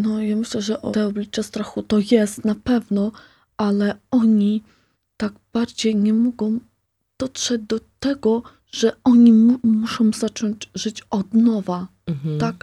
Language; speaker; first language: Polish; non-native, fluent; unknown